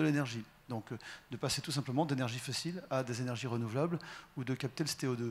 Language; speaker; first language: French; native; French